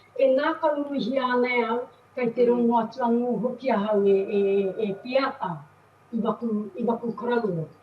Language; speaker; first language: Māori; native; Māori